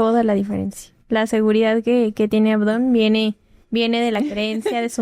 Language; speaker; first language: Spanish; native; Spanish